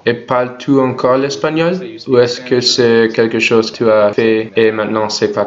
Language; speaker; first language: French; non-native, learner; English